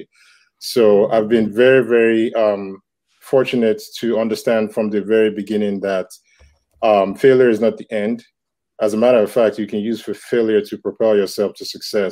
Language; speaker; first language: English; non-native, local second language; Yoruba